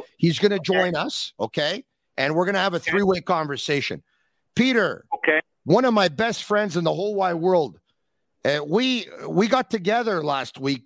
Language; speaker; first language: English; native; English